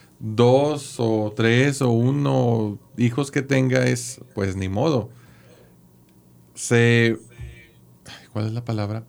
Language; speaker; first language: Spanish; native; Spanish